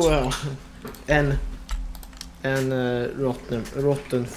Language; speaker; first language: Swedish; non-native, fluent; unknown